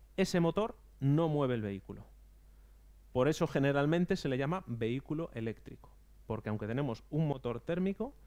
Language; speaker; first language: Spanish; native; Spanish